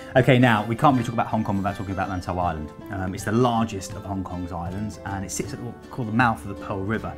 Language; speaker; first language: English; native; English